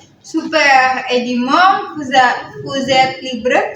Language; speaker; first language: French; non-native, learner; Indonesian